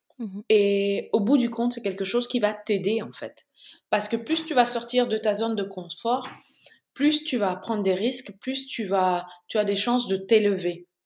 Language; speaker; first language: French; non-native, local second language; Bambara